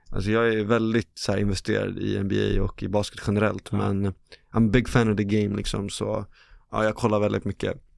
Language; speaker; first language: Swedish; native; Swedish